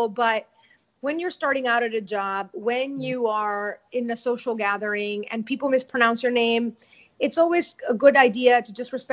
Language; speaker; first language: English; non-native, fluent; Spanish